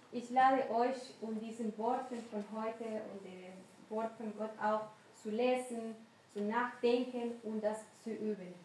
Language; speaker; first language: German; non-native, learner; Spanish